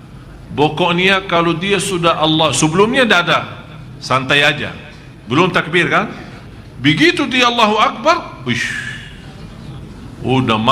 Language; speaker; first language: Indonesian; non-native, fluent; Arabic